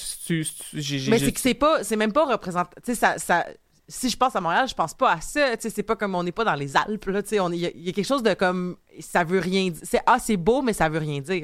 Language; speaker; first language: French; native; French